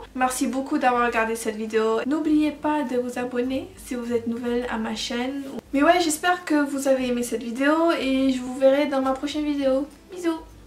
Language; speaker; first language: French; early bilingual, heritage; French